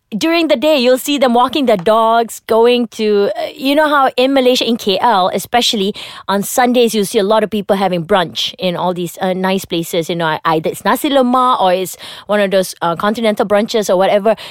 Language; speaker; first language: English; non-native, local second language; Malay